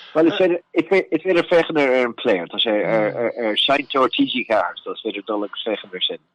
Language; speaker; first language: Irish; native; Irish